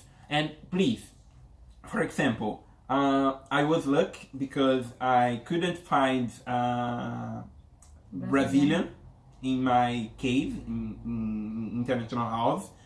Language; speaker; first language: English; non-native, learner; Portuguese